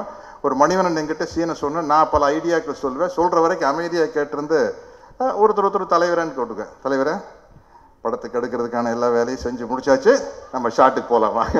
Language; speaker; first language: Tamil; native; Tamil